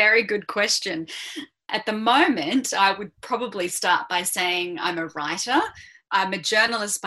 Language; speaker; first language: English; native; English